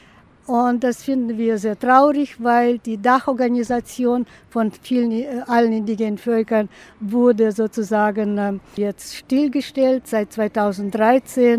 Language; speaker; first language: German; non-native, fluent; Russian